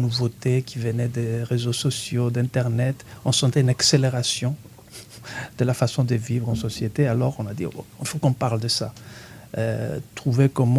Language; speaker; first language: French; non-native, fluent; Greek